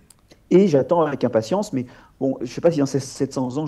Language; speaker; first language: French; native; French